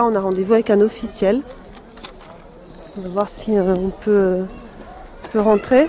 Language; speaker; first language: French; native; French